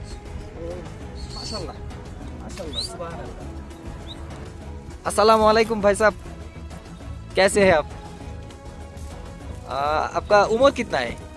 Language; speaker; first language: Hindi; non-native, learner; Bangla